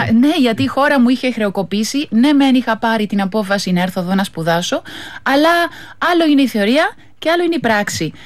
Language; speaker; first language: Greek; non-native, fluent; Spanish